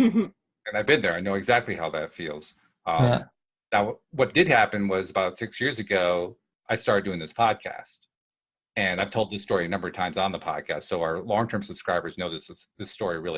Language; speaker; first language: English; native; English